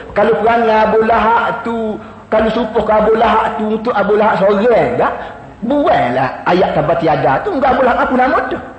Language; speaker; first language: Malay; native; Malay